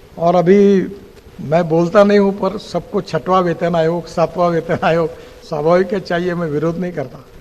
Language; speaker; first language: Hindi; non-native, local second language; Marathi